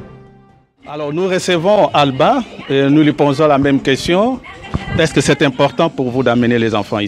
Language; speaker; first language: French; native; French